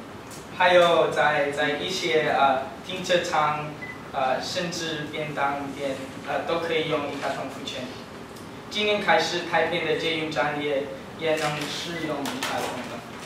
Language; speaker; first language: Chinese; non-native, learner; English